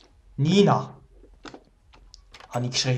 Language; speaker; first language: German; native; German